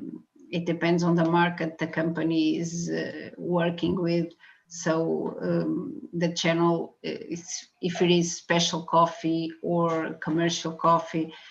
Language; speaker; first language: English; non-native, fluent; Portuguese